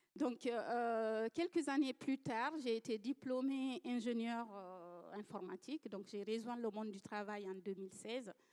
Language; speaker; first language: French; non-native, local second language; Fula